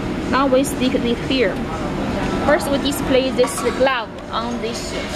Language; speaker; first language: English; non-native, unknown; Chinese